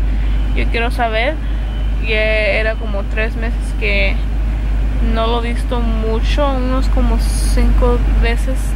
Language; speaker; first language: Spanish; early bilingual, other home language; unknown